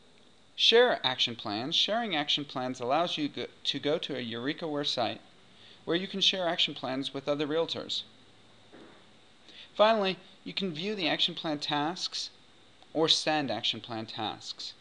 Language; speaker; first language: English; native; English